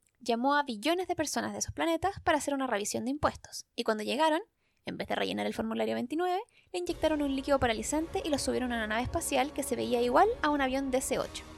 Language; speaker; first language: Spanish; native; Spanish